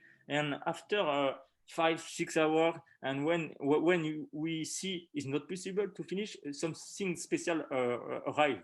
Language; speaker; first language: English; non-native, learner; French